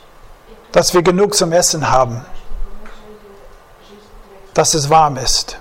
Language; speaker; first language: German; non-native, fluent; English